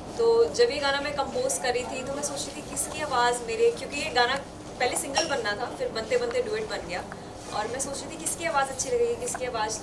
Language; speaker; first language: Hindi; non-native, local second language; Punjabi